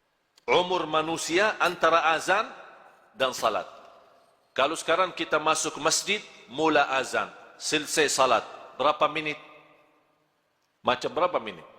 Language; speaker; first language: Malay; non-native, fluent; Arabic